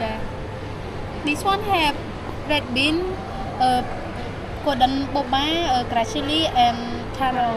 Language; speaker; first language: English; non-native, learner; Khmer